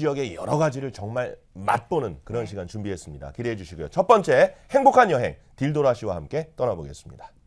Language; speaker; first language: Korean; native; Korean